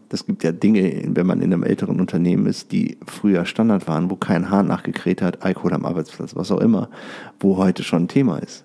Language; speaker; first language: German; native; German